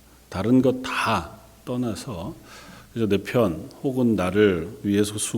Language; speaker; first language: Korean; native; Korean